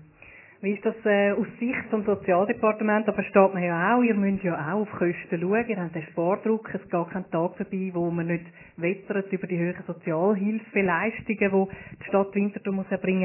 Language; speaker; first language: German; native; German